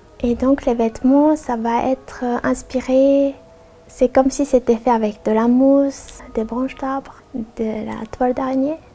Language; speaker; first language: French; non-native, fluent; Japanese